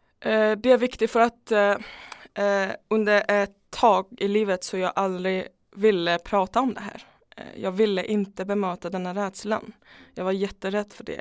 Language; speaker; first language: Swedish; non-native, fluent; Persian